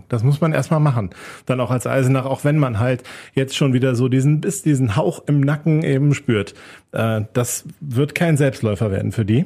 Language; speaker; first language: German; native; German